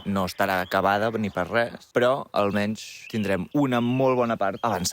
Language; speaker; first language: Catalan; native; Catalan